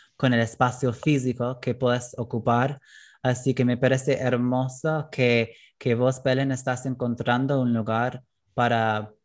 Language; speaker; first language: Spanish; non-native, fluent; English